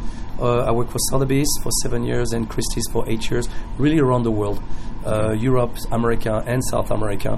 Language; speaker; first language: English; non-native, fluent; French